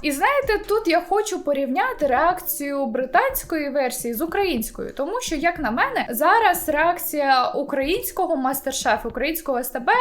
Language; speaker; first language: Ukrainian; native; Ukrainian